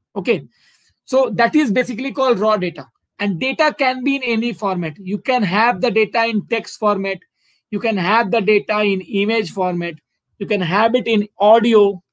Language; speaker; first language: English; non-native, local second language; Hindi